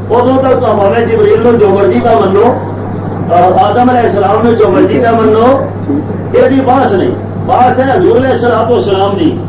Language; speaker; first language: Urdu; non-native, local second language; Punjabi